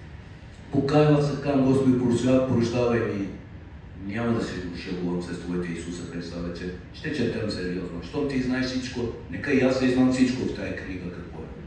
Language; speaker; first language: Bulgarian; non-native, fluent; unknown